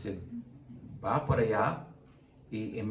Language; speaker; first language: Spanish; non-native, learner; English